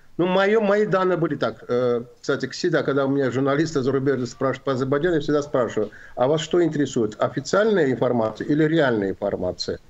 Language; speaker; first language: Russian; non-native, local second language; Azerbaijani